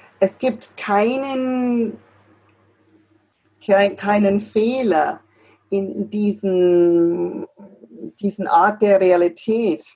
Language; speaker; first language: German; non-native, fluent; English